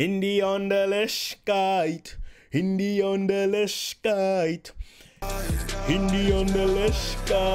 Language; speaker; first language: German; non-native, learner; English